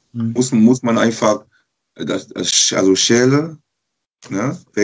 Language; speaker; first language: German; non-native, learner; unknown